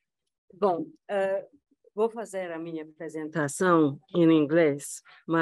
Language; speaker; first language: Portuguese; non-native, fluent; English